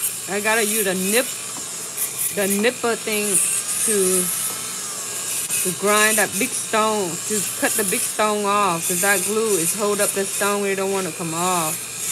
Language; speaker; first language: English; non-native, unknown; Vietnamese